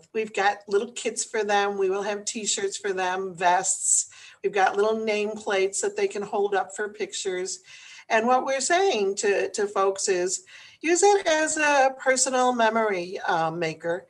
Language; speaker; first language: English; native; English